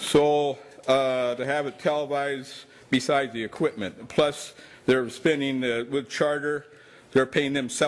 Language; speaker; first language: English; native; English